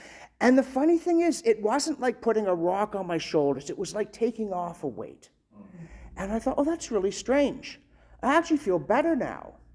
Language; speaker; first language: English; native; English